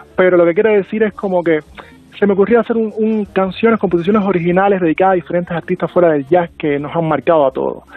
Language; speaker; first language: Spanish; native; Spanish